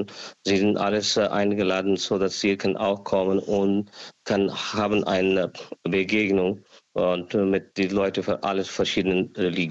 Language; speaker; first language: German; non-native, learner; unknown